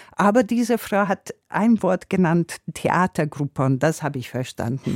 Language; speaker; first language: German; non-native, fluent; Hungarian